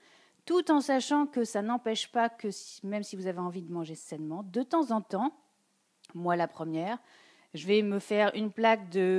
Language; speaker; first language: French; native; French